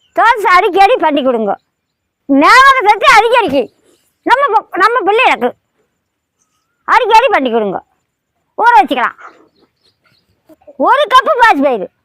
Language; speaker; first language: Tamil; native; Tamil